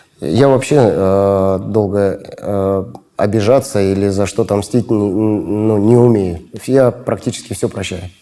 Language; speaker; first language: Russian; native; Russian